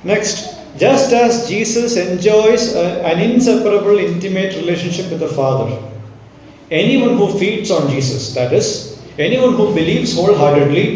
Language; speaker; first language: English; non-native, local second language; Malayalam